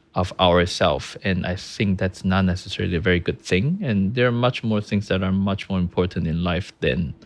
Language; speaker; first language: English; early bilingual, other home language; Chinese